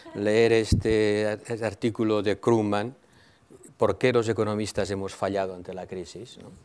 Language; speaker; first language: Spanish; non-native, local second language; Catalan